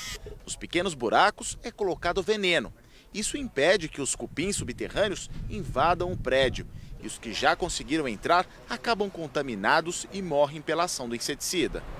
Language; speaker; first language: Portuguese; native; Portuguese